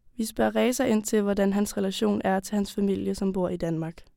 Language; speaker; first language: Danish; native; Danish